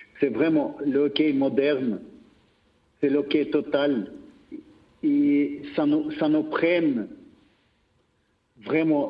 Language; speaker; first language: French; non-native, fluent; Russian